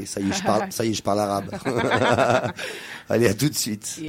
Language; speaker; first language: French; native; French